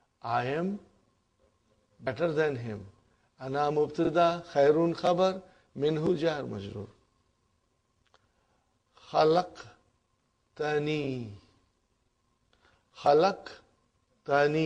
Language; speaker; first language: Arabic; non-native, fluent; Urdu